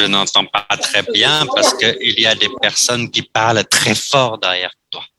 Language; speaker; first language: French; non-native, fluent; Vietnamese